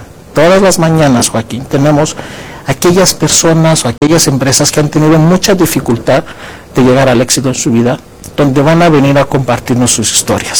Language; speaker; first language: Spanish; non-native, fluent; Greek